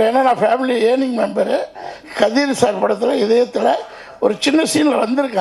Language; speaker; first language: Tamil; native; Tamil